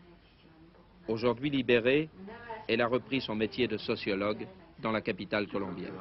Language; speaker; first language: French; native; French